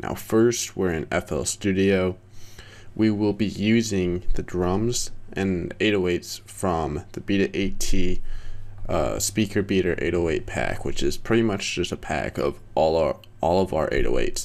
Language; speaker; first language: English; native; English